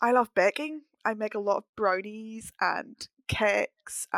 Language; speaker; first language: English; native; English